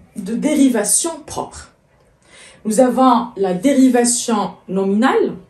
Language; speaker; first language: French; non-native, local second language; Arabic